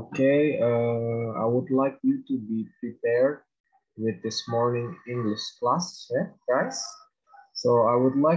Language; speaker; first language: English; non-native, fluent; Indonesian